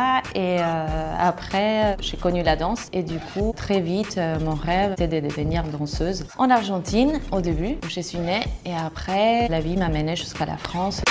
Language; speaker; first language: French; non-native, fluent; Spanish